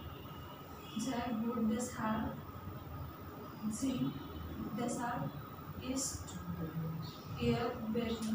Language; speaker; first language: German; non-native, learner; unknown